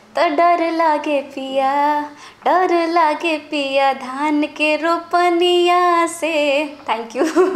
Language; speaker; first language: Hindi; native; Hindi